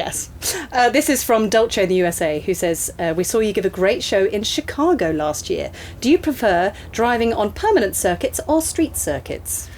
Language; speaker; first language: English; native; English